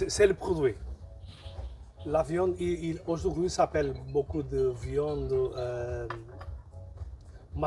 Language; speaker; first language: French; non-native, learner; Portuguese